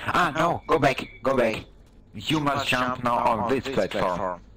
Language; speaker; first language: English; non-native, learner; German